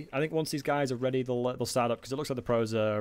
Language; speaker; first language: English; native; English